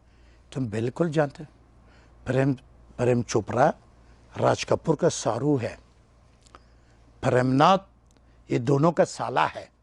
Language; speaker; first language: Hindi; non-native, learner; Persian